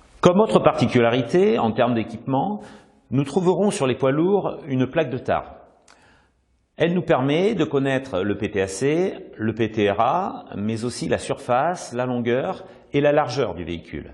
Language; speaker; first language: French; native; French